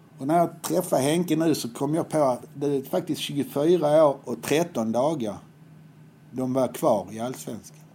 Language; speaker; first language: Swedish; native; Swedish